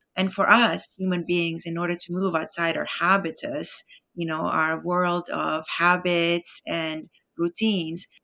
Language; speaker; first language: English; non-native, fluent; Greek